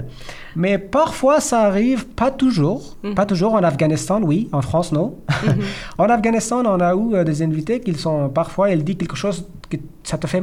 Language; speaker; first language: French; non-native, learner; Persian